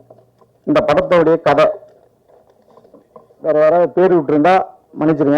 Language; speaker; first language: Tamil; native; Tamil